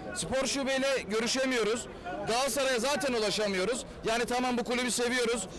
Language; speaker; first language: Turkish; native; Turkish